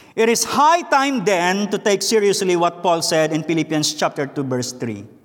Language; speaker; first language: English; non-native, local second language; Filipino